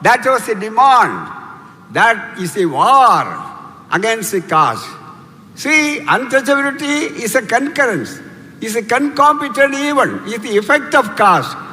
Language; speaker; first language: English; non-native, local second language; Tamil